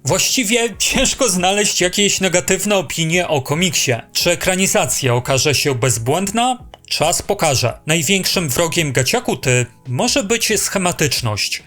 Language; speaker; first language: Polish; native; Polish